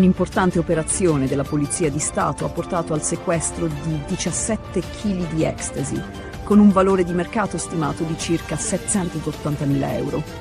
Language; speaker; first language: Italian; native; Italian